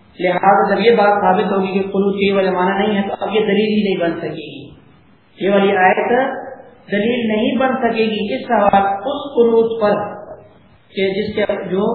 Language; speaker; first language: Urdu; native; Urdu